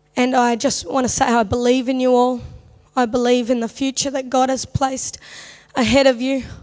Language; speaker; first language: English; native; English